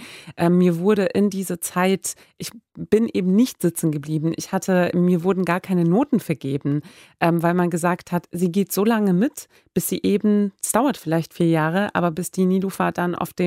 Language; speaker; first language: German; non-native, fluent; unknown